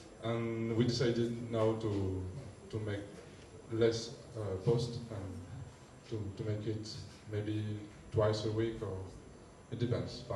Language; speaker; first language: English; non-native, learner; French